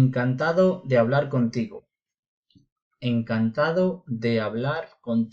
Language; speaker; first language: Spanish; non-native, fluent; Urdu